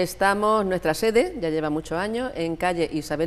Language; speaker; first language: Spanish; native; Spanish